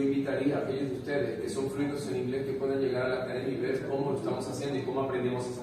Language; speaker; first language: Spanish; native; Spanish